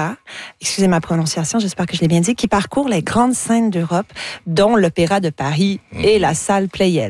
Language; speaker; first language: French; native; French